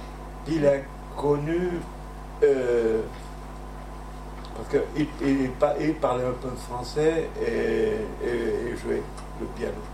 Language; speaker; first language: French; non-native, fluent; Spanish